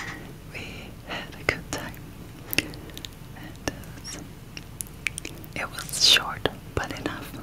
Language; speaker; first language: English; non-native, fluent; Turkish